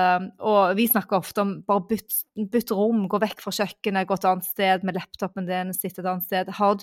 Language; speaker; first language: Norwegian; native; Norwegian